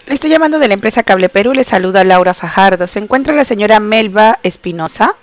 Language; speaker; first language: Spanish; native; Spanish